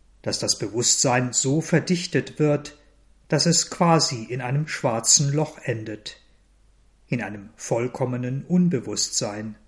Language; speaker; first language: German; native; German